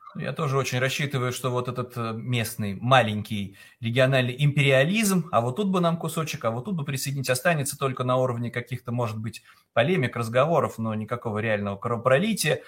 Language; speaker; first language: Russian; native; Russian